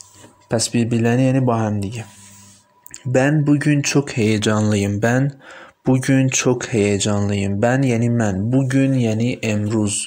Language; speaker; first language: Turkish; non-native, fluent; Persian